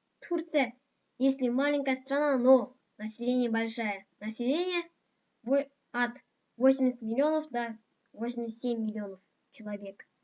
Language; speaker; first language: Russian; non-native, local second language; Kazakh